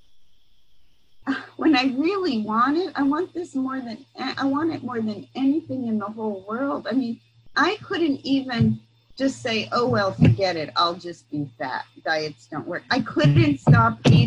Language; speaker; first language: English; native; English